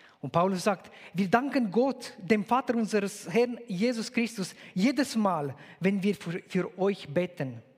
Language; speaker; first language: German; non-native, fluent; Romanian